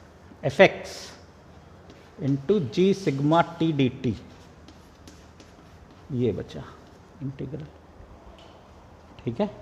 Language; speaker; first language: Hindi; native; Hindi